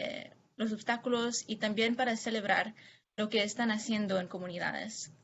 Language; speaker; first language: Spanish; non-native, fluent; English